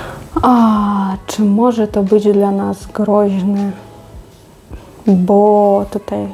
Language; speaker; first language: Polish; non-native, fluent; Russian